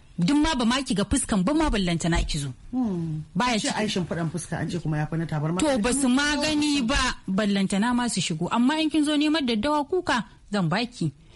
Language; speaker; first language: Hausa; native; Hausa